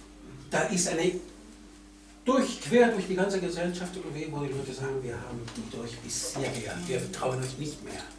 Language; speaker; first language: German; non-native, fluent; Spanish